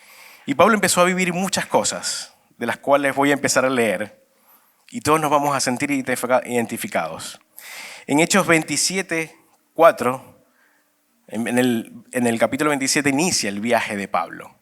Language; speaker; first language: Spanish; native; Spanish